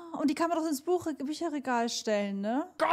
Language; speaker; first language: German; native; German